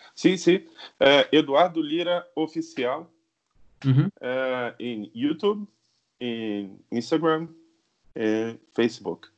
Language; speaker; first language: Spanish; non-native, learner; Portuguese